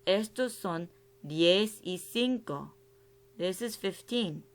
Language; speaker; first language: Spanish; non-native, learner; English